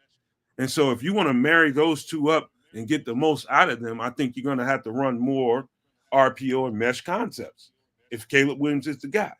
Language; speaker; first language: English; native; English